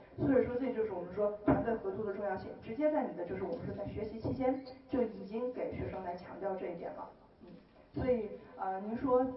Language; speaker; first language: Chinese; native; Chinese